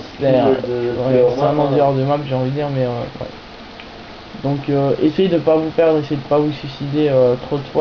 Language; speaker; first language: French; native; French